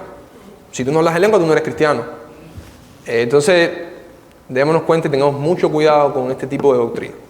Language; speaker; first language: Spanish; native; Spanish